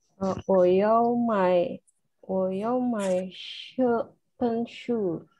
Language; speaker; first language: Chinese; non-native, learner; Indonesian